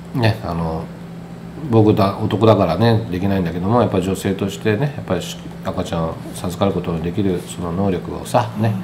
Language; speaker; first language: Japanese; native; Japanese